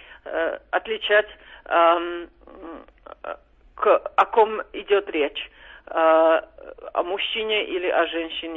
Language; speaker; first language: Russian; non-native, fluent; Czech